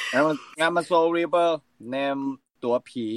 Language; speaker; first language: English; non-native, learner; Thai